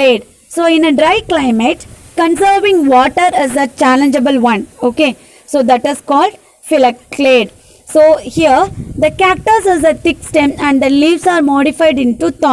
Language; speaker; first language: English; non-native, local second language; Tamil